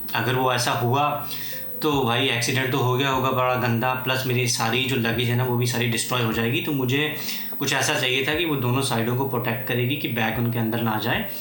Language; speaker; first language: Hindi; native; Hindi